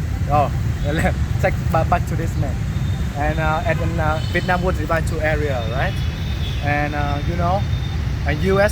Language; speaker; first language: English; non-native, learner; Vietnamese